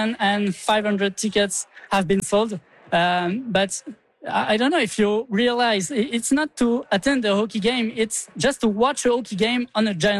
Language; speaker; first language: English; non-native, fluent; French